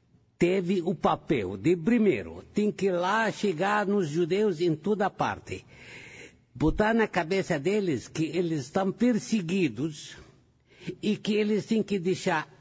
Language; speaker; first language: Portuguese; non-native, fluent; Arabic